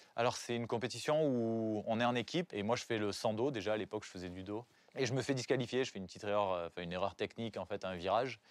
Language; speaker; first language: French; native; French